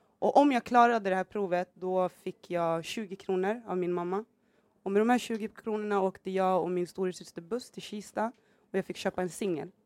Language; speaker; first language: Swedish; early bilingual, other home language; Somali